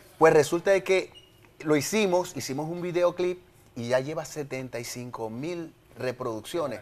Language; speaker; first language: Spanish; native; Spanish